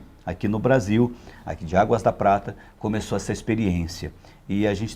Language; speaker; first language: Portuguese; native; Portuguese